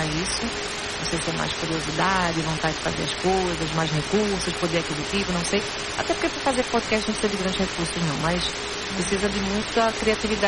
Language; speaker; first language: Portuguese; native; Portuguese